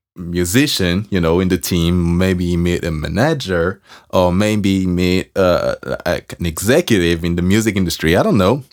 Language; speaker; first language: English; non-native, fluent; French